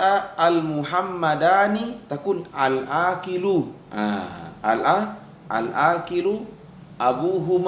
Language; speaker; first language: Arabic; non-native, fluent; Indonesian